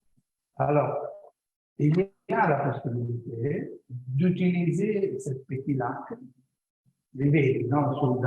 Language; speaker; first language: French; non-native, learner; Italian